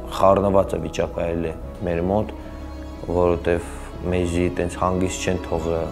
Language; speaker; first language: Armenian; early bilingual, heritage; Armenian